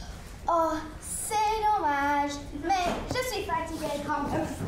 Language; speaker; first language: French; non-native, learner; English